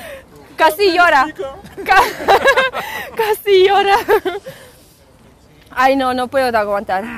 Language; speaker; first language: Spanish; non-native, fluent; Russian